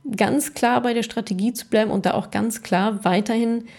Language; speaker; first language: German; native; German